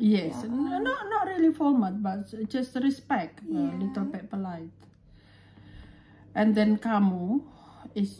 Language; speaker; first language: English; non-native, fluent; Indonesian